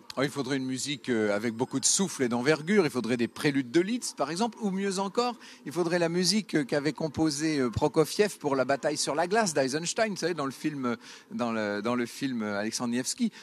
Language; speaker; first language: French; native; French